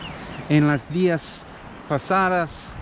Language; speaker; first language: Spanish; non-native, learner; English